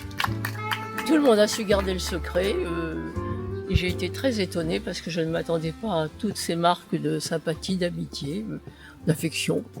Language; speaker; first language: French; native; French